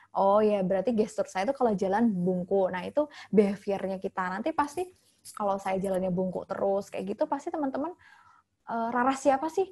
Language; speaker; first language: Indonesian; native; Indonesian